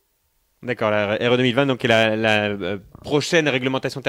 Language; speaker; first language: French; native; French